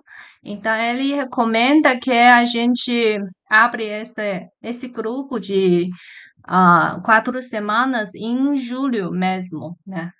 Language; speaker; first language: Portuguese; non-native, learner; Chinese